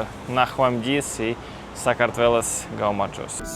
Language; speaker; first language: Russian; native; Russian